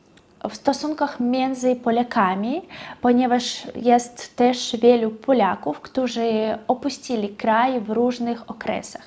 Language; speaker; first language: Polish; non-native, fluent; Russian